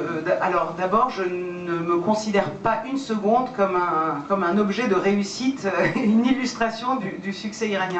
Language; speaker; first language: French; early bilingual, other home language; Persian